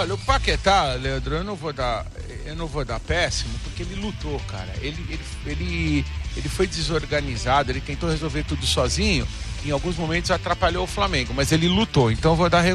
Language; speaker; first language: Portuguese; native; Portuguese